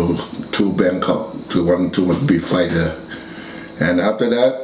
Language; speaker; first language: English; non-native, learner; Thai